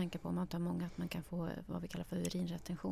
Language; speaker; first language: Swedish; native; Swedish